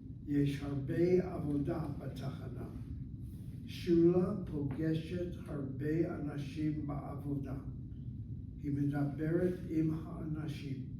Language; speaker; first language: Hebrew; non-native, fluent; English